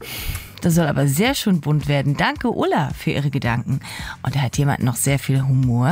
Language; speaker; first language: German; native; German